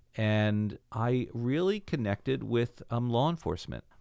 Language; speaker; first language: English; native; English